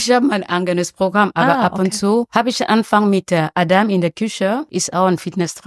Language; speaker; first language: German; non-native, learner; French